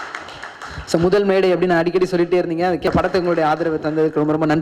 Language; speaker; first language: Tamil; native; Tamil